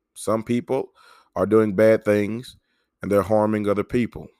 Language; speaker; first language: English; native; English